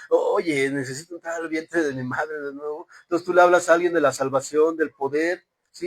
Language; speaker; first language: Spanish; native; Spanish